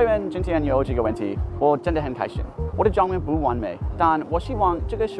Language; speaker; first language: Chinese; non-native, learner; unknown